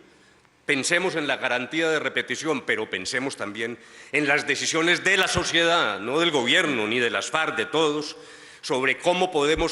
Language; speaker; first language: Spanish; native; Spanish